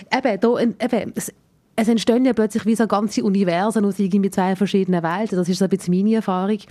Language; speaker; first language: German; early bilingual, other home language; Malayalam